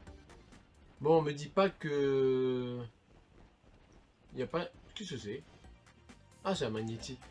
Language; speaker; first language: French; native; French